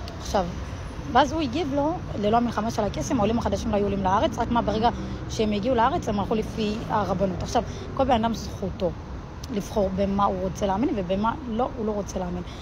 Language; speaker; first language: Hebrew; early bilingual, other home language; Amharic